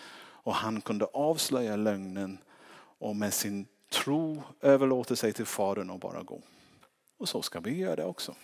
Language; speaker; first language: Swedish; non-native, fluent; English